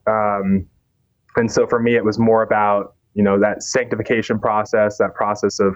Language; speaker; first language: English; native; English